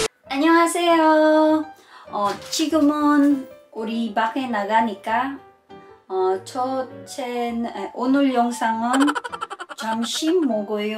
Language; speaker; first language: Korean; non-native, learner; Cebuano